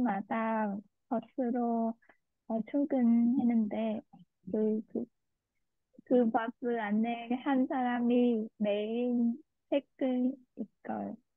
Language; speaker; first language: Korean; non-native, learner; Vietnamese